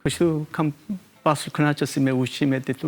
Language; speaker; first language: Albanian; non-native, learner; Korean